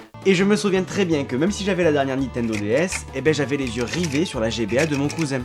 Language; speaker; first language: French; native; French